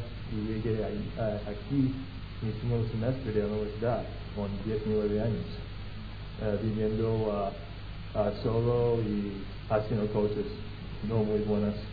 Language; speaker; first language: Spanish; non-native, fluent; English